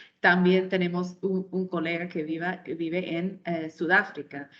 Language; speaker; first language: Spanish; non-native, fluent; English